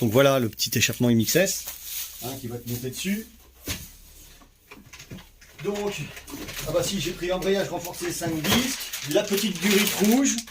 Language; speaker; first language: French; native; French